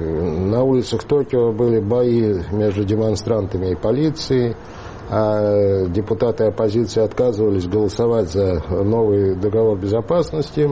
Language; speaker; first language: Russian; native; Russian